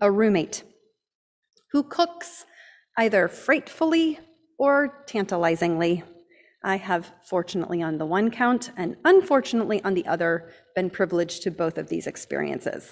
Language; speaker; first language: English; native; English